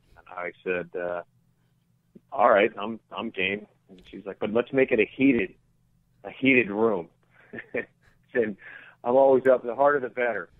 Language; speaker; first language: English; native; English